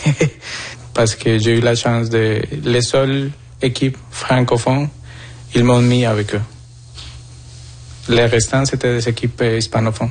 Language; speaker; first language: French; non-native, fluent; Spanish